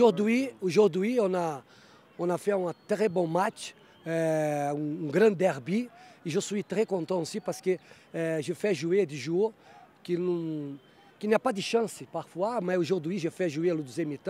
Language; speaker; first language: French; non-native, fluent; Portuguese